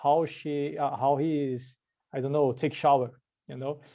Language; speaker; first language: English; non-native, learner; Portuguese